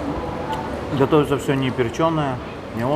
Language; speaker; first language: Russian; native; Russian